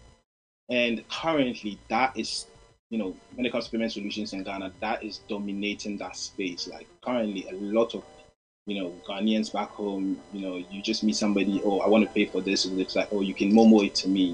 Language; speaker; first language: English; non-native, local second language; Akan